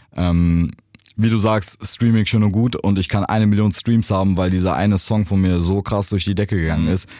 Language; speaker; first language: German; native; German